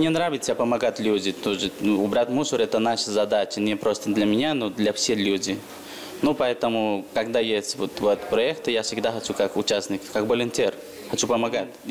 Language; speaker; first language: Russian; non-native, learner; Spanish